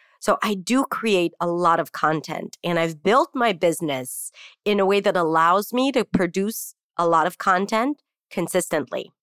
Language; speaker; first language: English; non-native, fluent; Hebrew